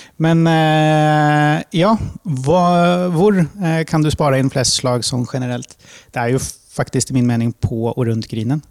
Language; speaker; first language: Swedish; native; Swedish